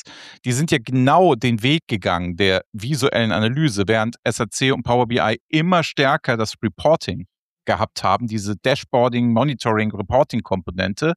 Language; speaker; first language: German; native; German